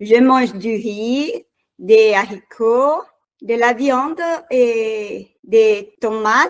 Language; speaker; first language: French; non-native, learner; Portuguese